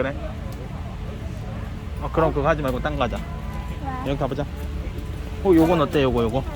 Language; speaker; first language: Korean; native; Korean